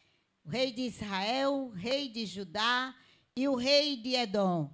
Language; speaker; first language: Portuguese; native; Portuguese